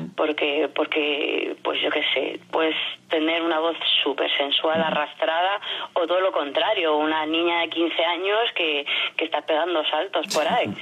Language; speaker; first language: Spanish; non-native, fluent; French